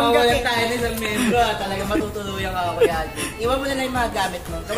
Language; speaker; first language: Filipino; native; Filipino